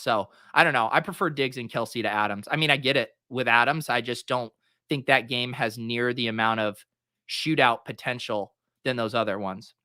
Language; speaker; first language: English; native; English